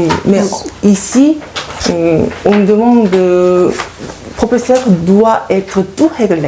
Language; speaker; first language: French; non-native, learner; Korean